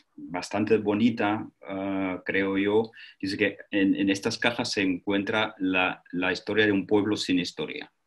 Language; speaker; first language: Spanish; non-native, fluent; German